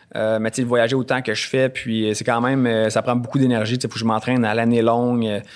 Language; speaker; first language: French; native; French